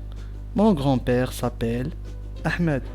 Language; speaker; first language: French; non-native, local second language; Arabic